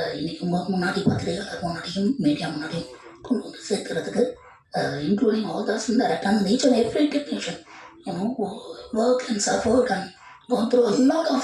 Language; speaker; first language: Tamil; native; Tamil